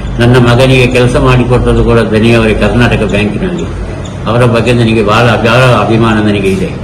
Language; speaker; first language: Kannada; non-native, local second language; Tulu